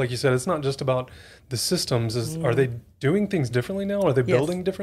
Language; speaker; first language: English; native; English